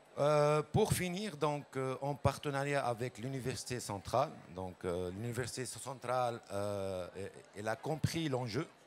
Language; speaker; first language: French; non-native, local second language; Arabic